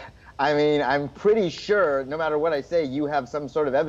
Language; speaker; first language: English; native; English